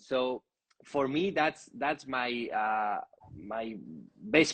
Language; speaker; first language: English; non-native, learner; Spanish